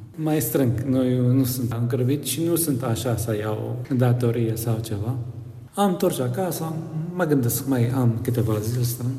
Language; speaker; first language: Romanian; non-native, learner; Arabic